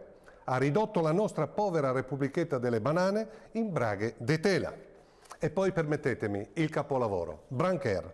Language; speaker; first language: Italian; native; Italian